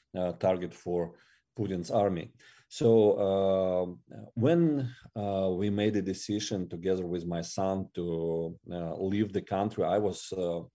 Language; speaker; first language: English; non-native, fluent; Russian